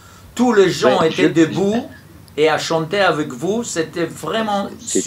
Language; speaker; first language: French; non-native, fluent; Hebrew